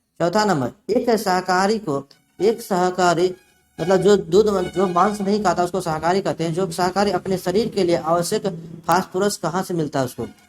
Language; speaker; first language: Hindi; native; Hindi